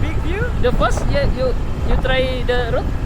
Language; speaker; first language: English; non-native, learner; Indonesian